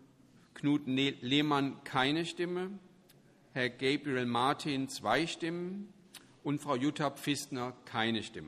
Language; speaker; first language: German; native; German